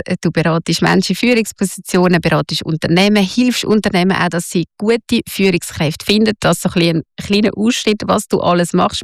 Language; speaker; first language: German; native; German